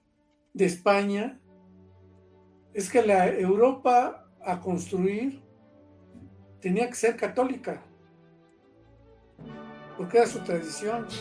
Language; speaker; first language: Spanish; native; Spanish